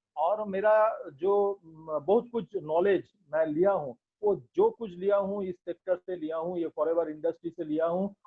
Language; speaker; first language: Hindi; non-native, local second language; Bangla